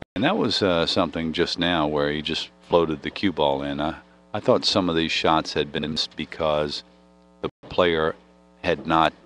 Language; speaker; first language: English; native; English